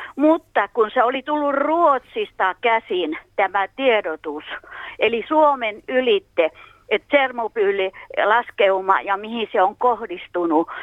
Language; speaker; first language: Finnish; native; Finnish